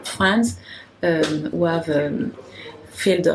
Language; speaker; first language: English; non-native, learner; French